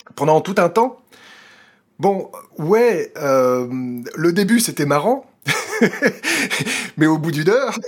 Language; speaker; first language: French; native; French